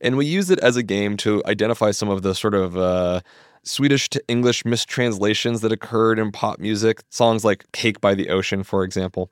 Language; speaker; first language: English; native; English